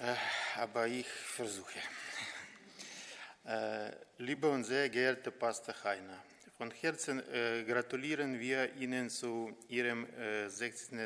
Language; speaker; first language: German; non-native, learner; Ukrainian